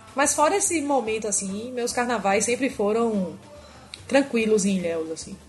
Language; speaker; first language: Portuguese; native; Portuguese